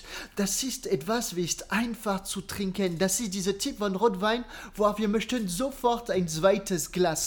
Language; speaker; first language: German; non-native, learner; French